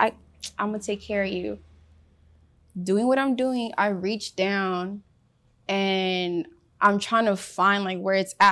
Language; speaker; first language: English; early bilingual, other home language; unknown